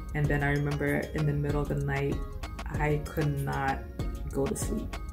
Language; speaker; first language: English; native; English